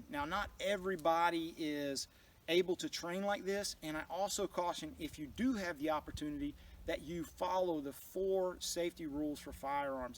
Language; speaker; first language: English; native; English